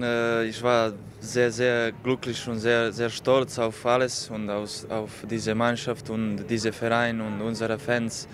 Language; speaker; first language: German; non-native, learner; Serbian